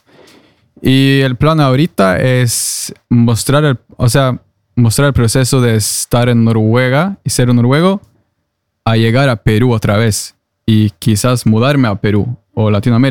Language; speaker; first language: Spanish; non-native, fluent; Norwegian